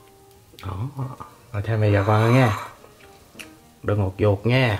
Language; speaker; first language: Vietnamese; native; Vietnamese